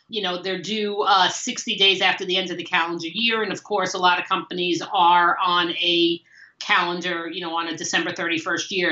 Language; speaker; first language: English; native; English